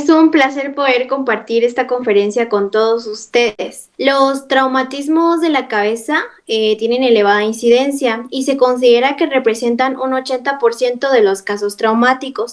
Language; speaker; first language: Spanish; native; Spanish